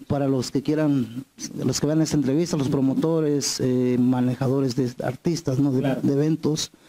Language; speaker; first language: Spanish; native; Spanish